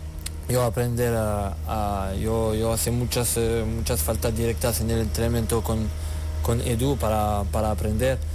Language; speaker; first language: Spanish; non-native, learner; French